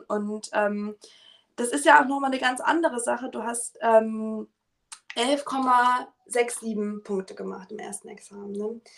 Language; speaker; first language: German; native; German